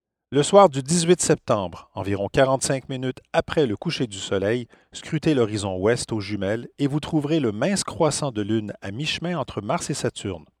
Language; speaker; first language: French; native; French